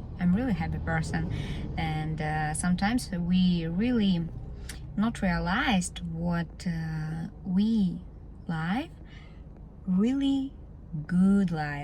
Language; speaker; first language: English; non-native, learner; Russian